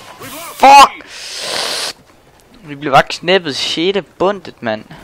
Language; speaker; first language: Danish; native; Danish